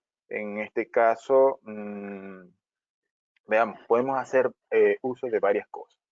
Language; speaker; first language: Spanish; native; Spanish